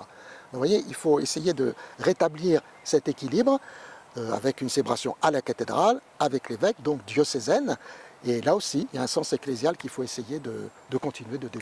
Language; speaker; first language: French; native; French